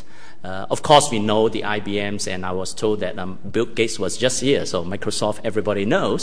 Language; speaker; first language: English; non-native, local second language; Cantonese